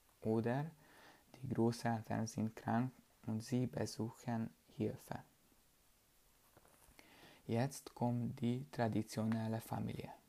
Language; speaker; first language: German; non-native, learner; Hungarian